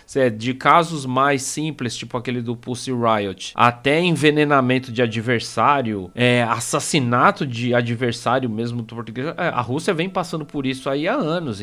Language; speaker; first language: Portuguese; native; Portuguese